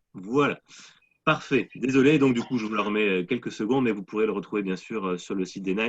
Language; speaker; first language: French; native; French